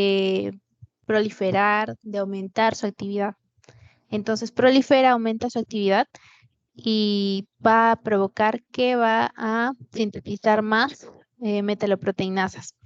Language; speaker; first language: Spanish; native; Spanish